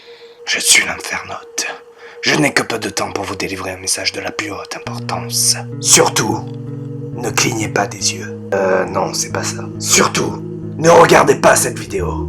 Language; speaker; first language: French; native; French